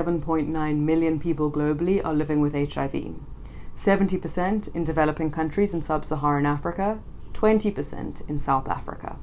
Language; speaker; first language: English; native; English